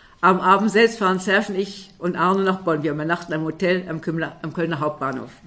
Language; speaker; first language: German; native; German